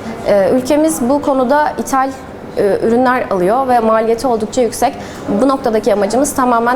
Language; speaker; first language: Turkish; native; Turkish